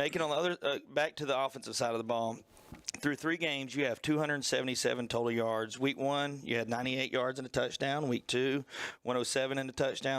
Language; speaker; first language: English; native; English